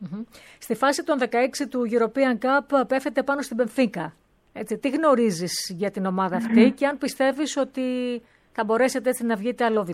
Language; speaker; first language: Greek; native; Greek